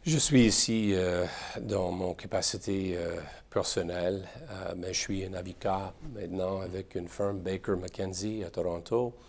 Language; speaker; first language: French; non-native, learner; English